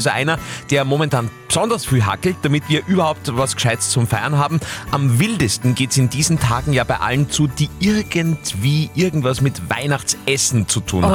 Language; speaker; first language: German; native; German